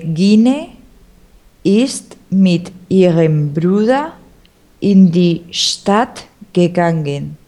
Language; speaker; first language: German; non-native, learner; Spanish